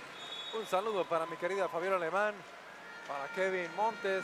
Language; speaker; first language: Spanish; native; Spanish